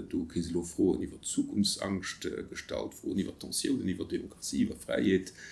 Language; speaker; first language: Luxembourgish; native; Luxembourgish